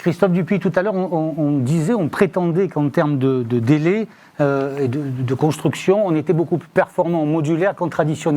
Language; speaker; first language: French; native; French